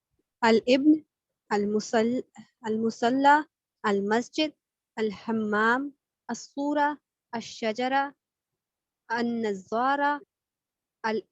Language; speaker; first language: Arabic; non-native, learner; Urdu